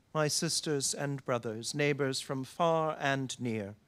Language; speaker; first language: English; native; English